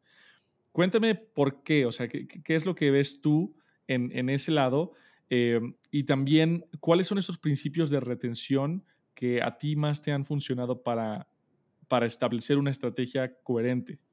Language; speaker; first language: Spanish; native; Spanish